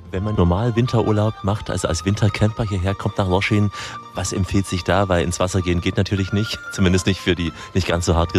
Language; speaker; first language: German; native; German